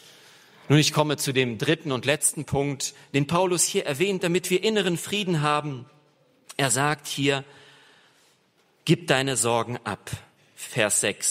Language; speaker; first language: German; native; German